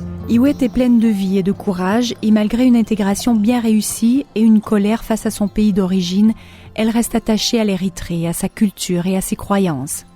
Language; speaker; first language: French; native; French